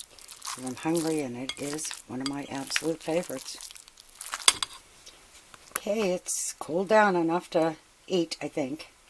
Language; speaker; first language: English; native; English